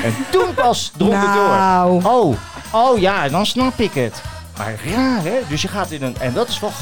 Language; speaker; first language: Dutch; native; Dutch